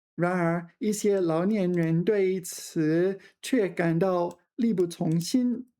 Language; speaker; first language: Chinese; non-native, fluent; English